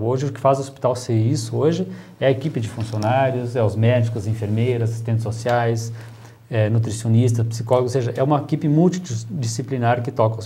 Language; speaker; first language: Portuguese; native; Portuguese